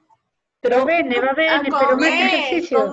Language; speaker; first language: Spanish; native; Spanish